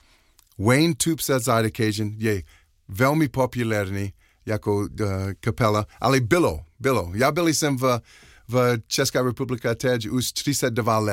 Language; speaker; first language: Czech; non-native, learner; English